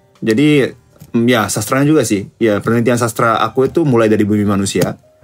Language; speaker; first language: Indonesian; non-native, fluent; Japanese